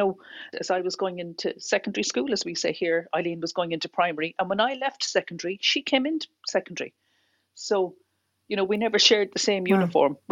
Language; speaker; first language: English; native; English